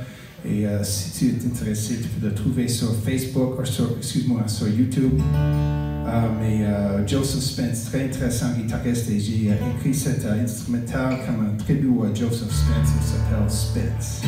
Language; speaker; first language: French; non-native, local second language; English